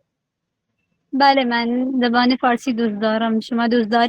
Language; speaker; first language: Persian; non-native, learner; Urdu